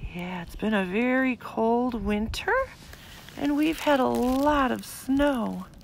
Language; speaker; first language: English; native; English